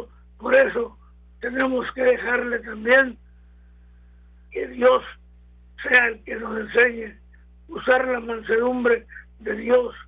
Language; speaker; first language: Spanish; native; Spanish